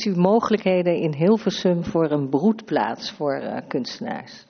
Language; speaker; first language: Dutch; native; Dutch